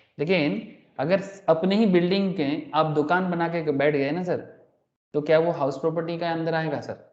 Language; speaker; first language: Hindi; non-native, local second language; Bangla